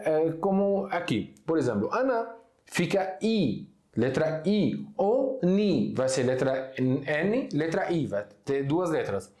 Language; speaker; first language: Portuguese; non-native, fluent; Arabic